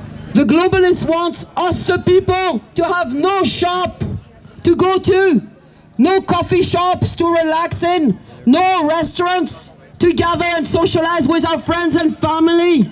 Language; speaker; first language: English; non-native, fluent; French